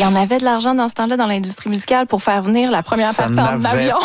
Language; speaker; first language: French; native; French